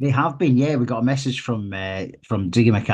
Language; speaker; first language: English; native; English